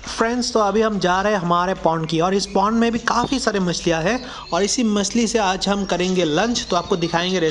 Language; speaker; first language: Hindi; non-native, local second language; Assamese